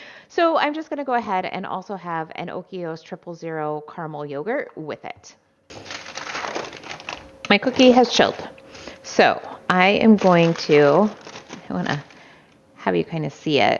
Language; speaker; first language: English; native; English